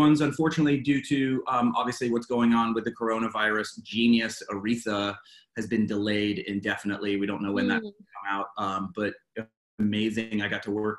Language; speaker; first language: English; native; English